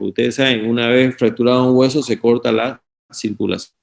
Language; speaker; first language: Spanish; native; Spanish